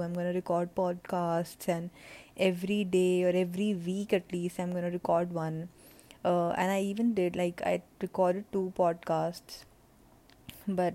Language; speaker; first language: English; non-native, local second language; Hindi